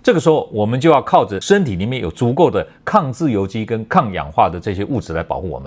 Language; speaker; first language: Chinese; native; Chinese